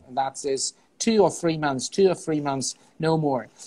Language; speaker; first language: English; non-native, fluent; Azerbaijani